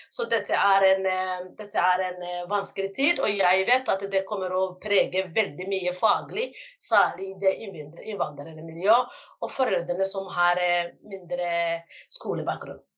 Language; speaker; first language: Norwegian; non-native, fluent; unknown